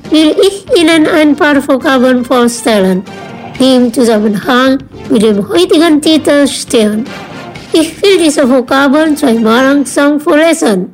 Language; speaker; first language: German; non-native, fluent; Indonesian